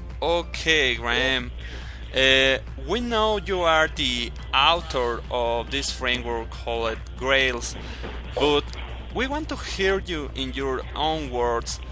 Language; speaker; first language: English; non-native, learner; Spanish